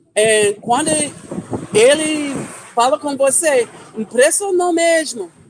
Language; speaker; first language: Portuguese; non-native, learner; English